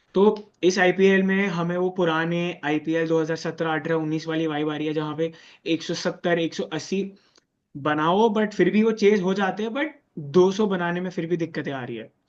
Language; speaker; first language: Hindi; native; Hindi